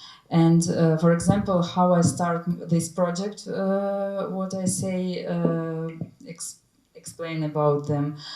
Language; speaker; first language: English; non-native, learner; Ukrainian